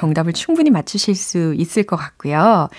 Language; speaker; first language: Korean; native; Korean